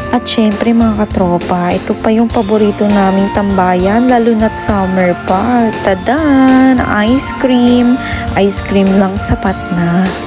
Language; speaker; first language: Filipino; non-native, local second language; Hiligaynon